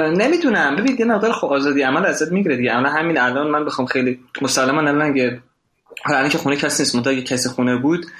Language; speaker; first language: Persian; native; Persian